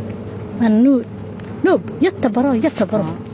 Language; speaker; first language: Swedish; non-native, learner; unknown